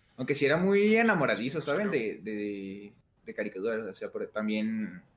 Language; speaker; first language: Spanish; native; Spanish